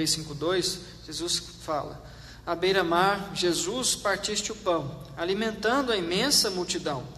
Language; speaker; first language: Portuguese; native; Portuguese